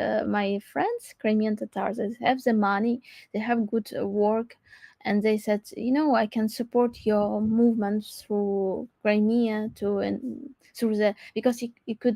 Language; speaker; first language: English; non-native, learner; Crimean Tatar